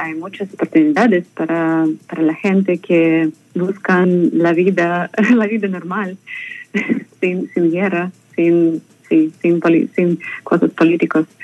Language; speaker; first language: Spanish; non-native, learner; Russian